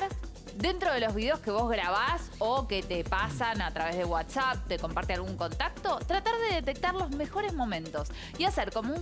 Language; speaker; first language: Spanish; native; Spanish